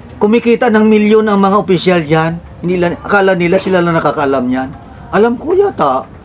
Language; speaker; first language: Filipino; non-native, local second language; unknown